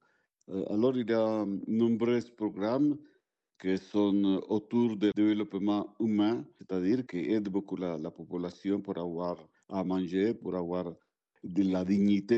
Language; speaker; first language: French; non-native, fluent; Spanish